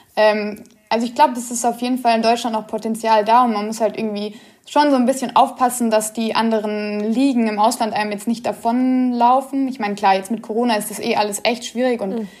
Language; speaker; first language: German; native; German